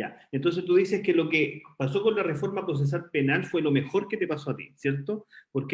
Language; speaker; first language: Spanish; native; Spanish